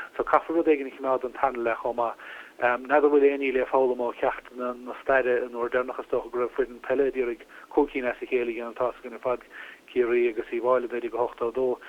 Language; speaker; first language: Irish; native; Irish